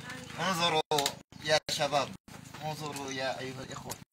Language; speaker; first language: Arabic; non-native, fluent; Maranao